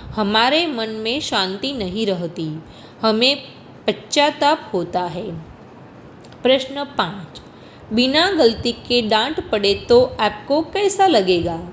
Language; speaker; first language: Hindi; non-native, local second language; Gujarati